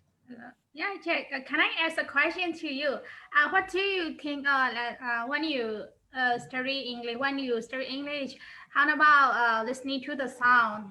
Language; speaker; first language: English; non-native, learner; Burmese